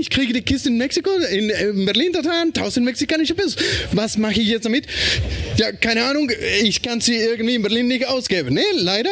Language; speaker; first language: German; non-native, fluent; Spanish